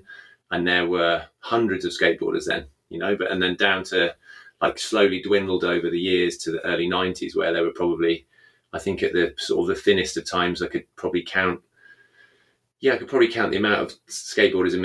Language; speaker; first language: English; native; English